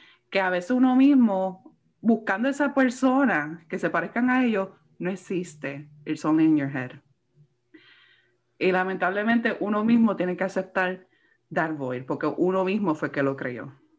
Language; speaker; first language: Spanish; early bilingual, heritage; Spanish